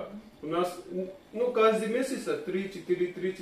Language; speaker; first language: Russian; non-native, learner; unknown